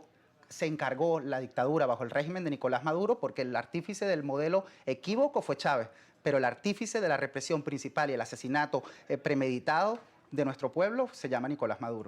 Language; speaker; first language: Spanish; native; Spanish